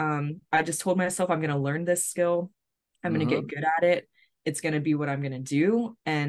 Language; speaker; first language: English; native; English